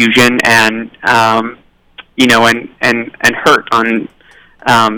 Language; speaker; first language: English; native; English